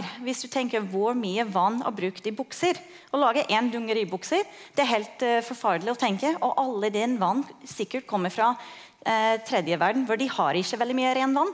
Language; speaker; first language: Norwegian; non-native, fluent; English